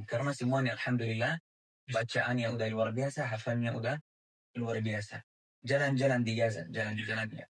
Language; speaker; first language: Indonesian; non-native, fluent; Arabic